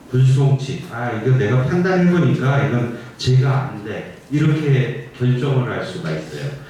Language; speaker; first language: Korean; native; Korean